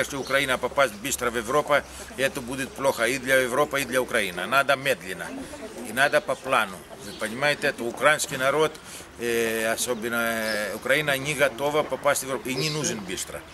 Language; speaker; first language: Russian; non-native, learner; Greek